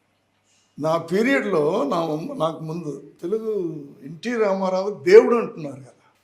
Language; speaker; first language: Telugu; non-native, learner; Tamil